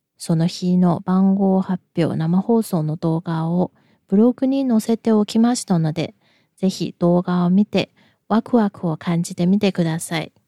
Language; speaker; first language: Japanese; non-native, fluent; Chinese